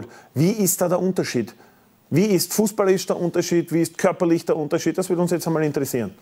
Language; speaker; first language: German; native; German